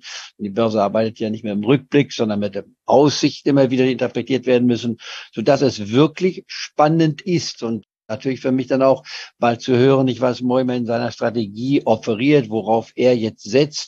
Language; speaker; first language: German; native; German